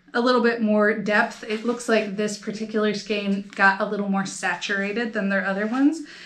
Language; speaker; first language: English; native; English